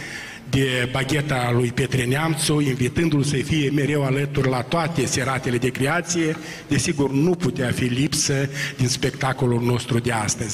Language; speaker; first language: Romanian; native; Romanian